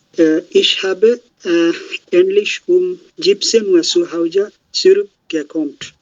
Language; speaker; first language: German; non-native, learner; Bangla